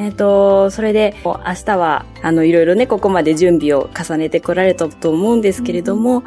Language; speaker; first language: Japanese; native; Japanese